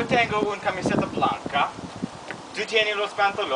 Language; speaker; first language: Spanish; non-native, learner; English